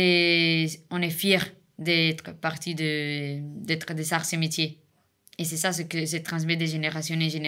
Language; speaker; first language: French; non-native, fluent; Spanish